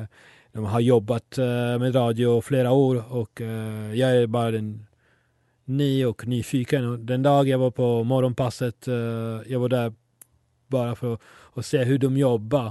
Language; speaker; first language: Swedish; non-native, fluent; Italian